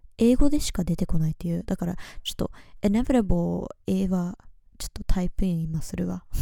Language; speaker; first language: Japanese; early bilingual, heritage; Japanese